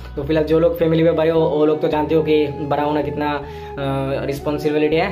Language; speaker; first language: Hindi; non-native, local second language; Bangla